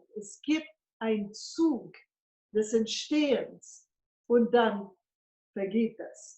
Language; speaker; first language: German; non-native, fluent; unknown